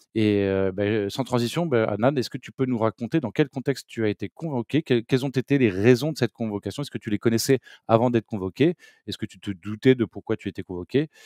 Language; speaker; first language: French; native; French